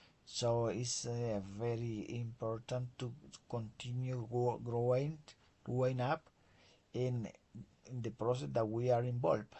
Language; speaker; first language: English; non-native, fluent; Spanish